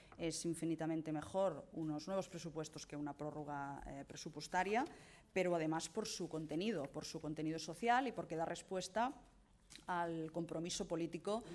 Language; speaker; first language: Spanish; non-native, local second language; Catalan